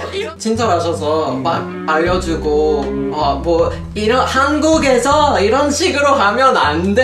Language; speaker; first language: Korean; non-native, fluent; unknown